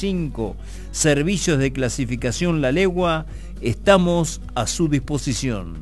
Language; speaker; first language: Spanish; native; Spanish